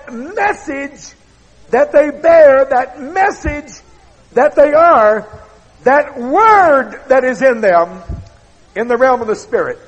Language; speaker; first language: English; native; English